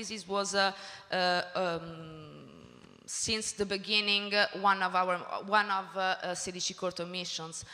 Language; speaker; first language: English; non-native, learner; Italian